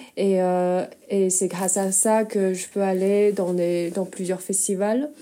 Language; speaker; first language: French; non-native, fluent; Chinese